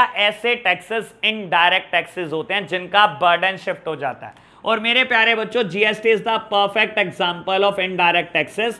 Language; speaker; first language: Hindi; native; Hindi